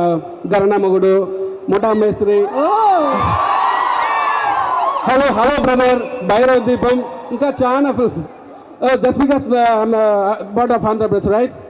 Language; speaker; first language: Telugu; non-native, local second language; Tamil